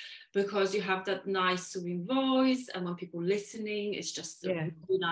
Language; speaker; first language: English; non-native, fluent; Polish